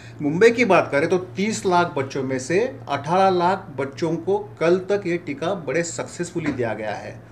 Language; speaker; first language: Hindi; non-native, local second language; Marathi